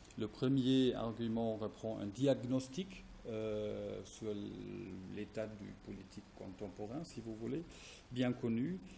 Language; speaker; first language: French; non-native, fluent; German